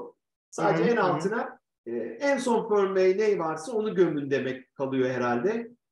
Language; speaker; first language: Turkish; native; Turkish